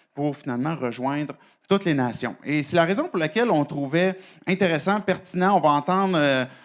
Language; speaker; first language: French; native; French